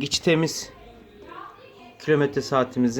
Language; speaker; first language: Turkish; native; Turkish